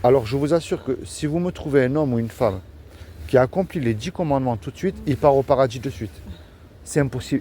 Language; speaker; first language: French; native; French